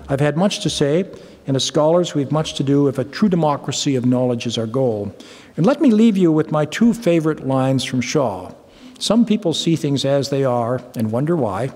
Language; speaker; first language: English; native; English